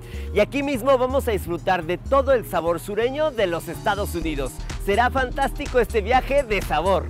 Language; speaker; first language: Spanish; native; Spanish